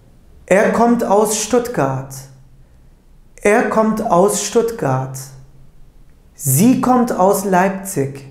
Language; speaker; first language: German; non-native, fluent; Turkish